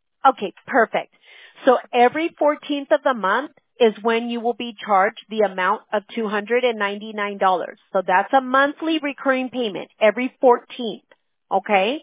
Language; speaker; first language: English; early bilingual, other home language; Spanish